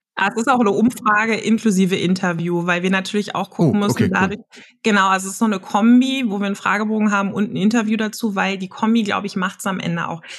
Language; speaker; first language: German; native; German